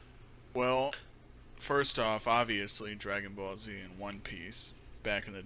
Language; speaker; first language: English; native; English